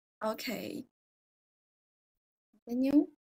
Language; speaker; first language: English; non-native, fluent; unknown